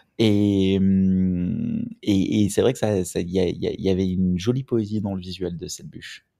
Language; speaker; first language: French; native; French